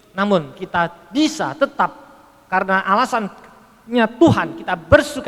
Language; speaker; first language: Indonesian; native; Indonesian